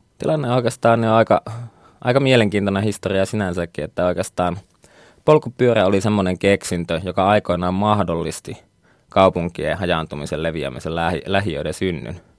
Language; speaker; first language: Finnish; native; Finnish